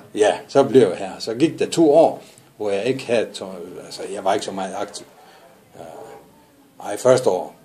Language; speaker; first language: Danish; non-native, fluent; Arabic